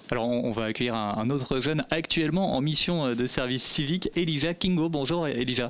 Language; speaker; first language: French; native; French